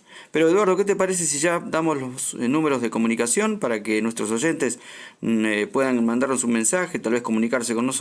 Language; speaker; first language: Spanish; native; Spanish